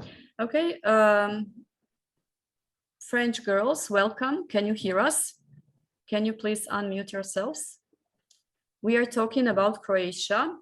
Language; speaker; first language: English; non-native, fluent; Croatian